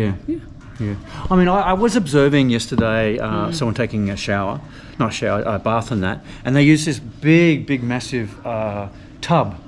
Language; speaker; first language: English; native; English